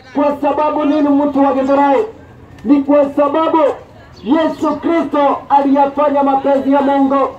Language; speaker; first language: Swahili; non-native, local second language; Kikuyu